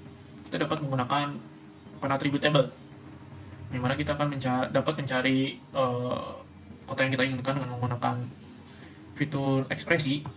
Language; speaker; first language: Indonesian; native; Indonesian